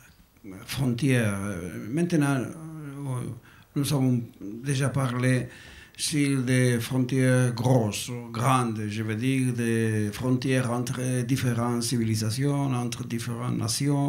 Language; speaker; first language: French; non-native, learner; Basque